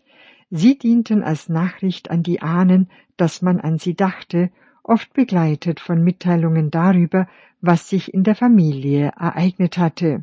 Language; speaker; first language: German; native; German